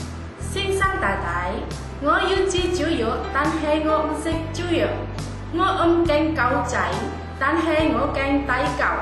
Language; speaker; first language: Cantonese; non-native, learner; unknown